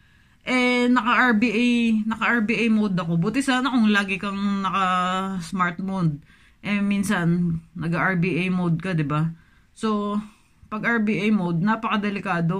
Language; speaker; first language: Filipino; native; Filipino